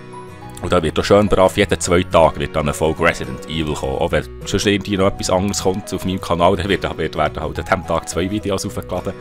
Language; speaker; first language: German; native; German